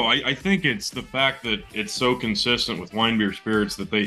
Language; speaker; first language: English; native; English